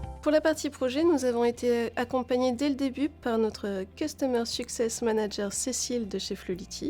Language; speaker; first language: French; native; French